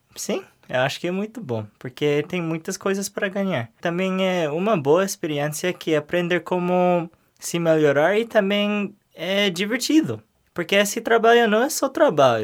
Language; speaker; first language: Portuguese; non-native, learner; English